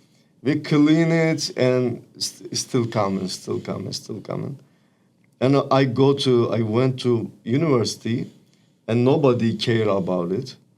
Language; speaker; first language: English; non-native, learner; Turkish